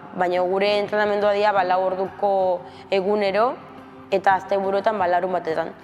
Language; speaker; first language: Basque; early bilingual, other home language; Spanish